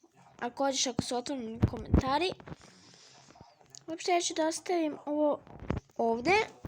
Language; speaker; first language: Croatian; early bilingual, heritage; Croatian